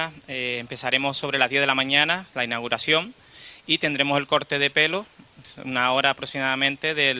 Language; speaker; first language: Spanish; native; Spanish